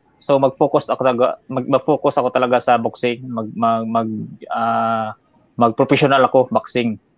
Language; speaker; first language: Filipino; non-native, local second language; Hiligaynon